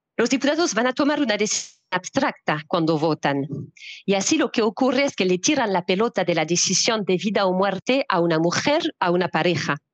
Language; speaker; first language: Spanish; non-native, fluent; French